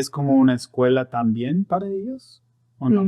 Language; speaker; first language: Spanish; non-native, fluent; English